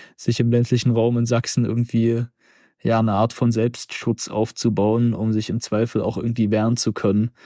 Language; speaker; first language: German; native; German